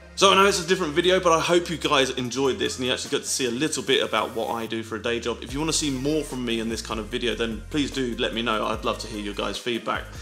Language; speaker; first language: English; native; English